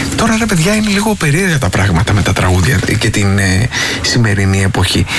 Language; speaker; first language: Greek; native; Greek